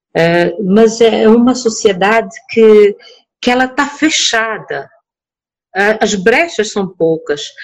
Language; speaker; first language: Portuguese; non-native, local second language; Kabuverdianu